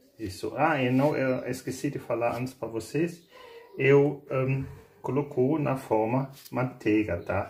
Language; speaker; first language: Portuguese; non-native, fluent; German